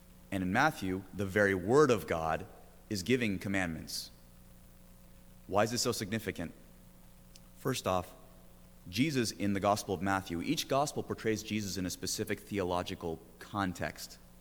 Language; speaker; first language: English; native; English